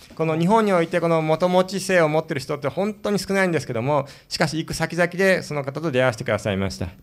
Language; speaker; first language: Japanese; early bilingual, heritage; Spanish